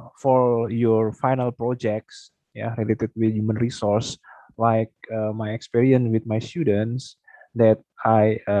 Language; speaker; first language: English; non-native, fluent; Indonesian